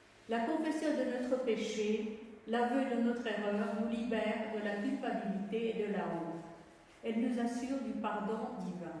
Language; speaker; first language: French; native; French